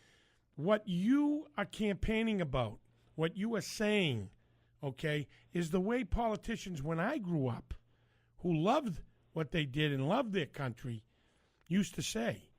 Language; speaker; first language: English; native; English